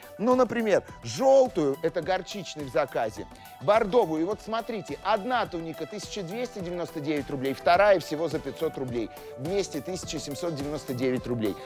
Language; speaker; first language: Russian; native; Russian